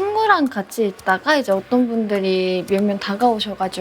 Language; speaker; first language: Korean; non-native, fluent; Japanese